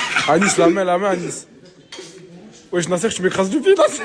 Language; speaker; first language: French; native; French